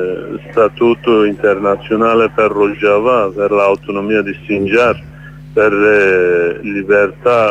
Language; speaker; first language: Italian; non-native, learner; Kurdish